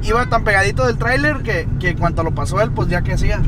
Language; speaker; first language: Spanish; early bilingual, heritage; Spanish